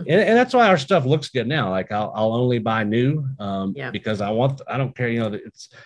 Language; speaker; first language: English; native; English